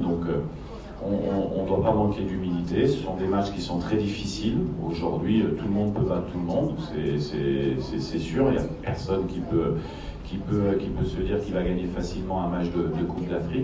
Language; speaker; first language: French; native; French